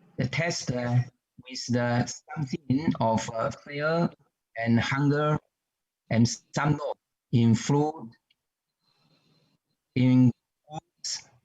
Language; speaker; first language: English; non-native, learner; Chinese